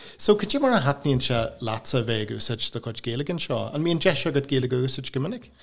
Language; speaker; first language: Irish; non-native, local second language; English